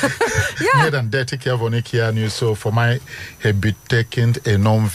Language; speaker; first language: Dutch; non-native, learner; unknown